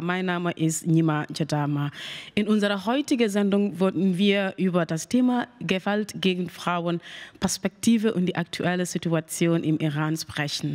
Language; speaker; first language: German; non-native, learner; Mandingo